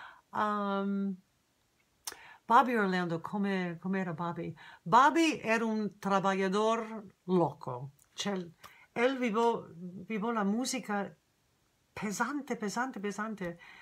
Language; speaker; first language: Spanish; non-native, learner; English